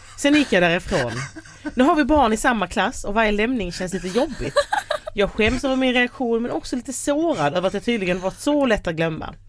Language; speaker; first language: Swedish; native; Swedish